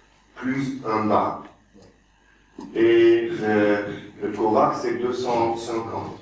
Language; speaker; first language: French; non-native, learner; German